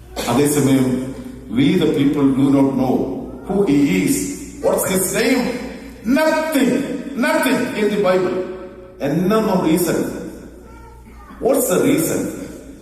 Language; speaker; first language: English; non-native, local second language; Malayalam